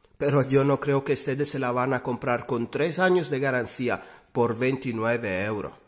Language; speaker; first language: Spanish; non-native, fluent; Italian